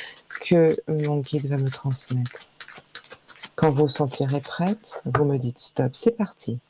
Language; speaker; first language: French; native; French